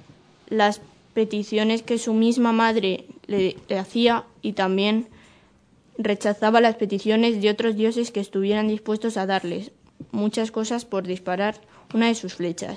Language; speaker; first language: Spanish; native; Spanish